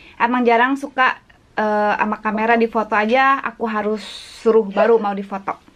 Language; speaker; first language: Indonesian; native; Indonesian